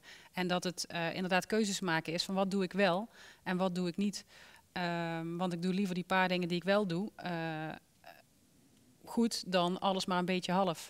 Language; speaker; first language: Dutch; native; Dutch